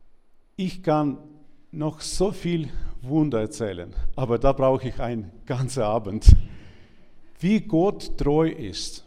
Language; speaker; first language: German; non-native, learner; Ukrainian